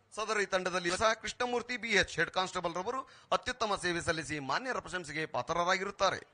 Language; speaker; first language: Kannada; native; Kannada